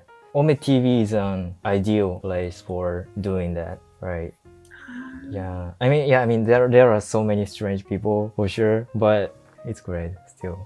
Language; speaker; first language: English; non-native, fluent; Japanese